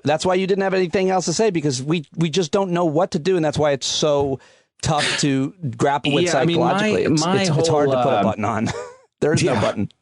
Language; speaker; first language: English; native; English